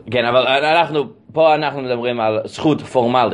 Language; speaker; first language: Hebrew; non-native, fluent; English